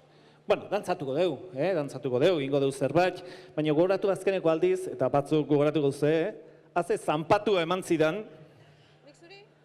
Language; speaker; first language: Basque; native; Basque